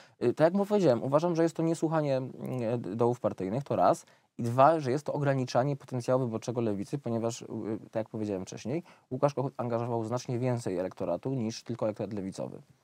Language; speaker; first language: Polish; native; Polish